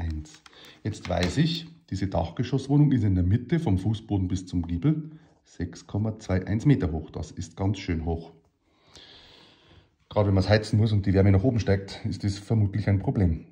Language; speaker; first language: German; native; German